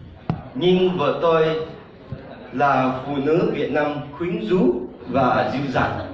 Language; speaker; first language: Vietnamese; non-native, fluent; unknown